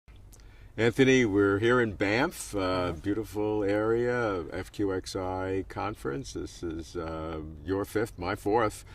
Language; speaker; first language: English; native; English